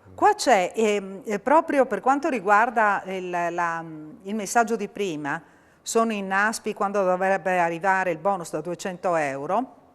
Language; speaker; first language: Italian; native; Italian